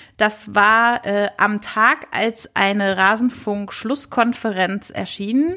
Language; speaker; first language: German; native; German